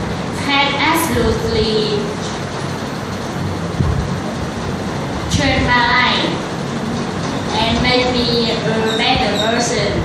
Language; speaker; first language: English; non-native, learner; Vietnamese